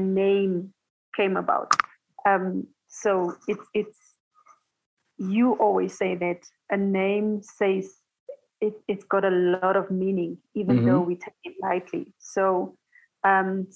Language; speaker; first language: English; non-native, local second language; Tswana